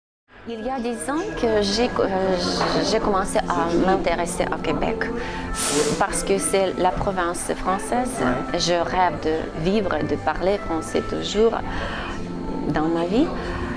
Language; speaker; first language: French; non-native, fluent; Russian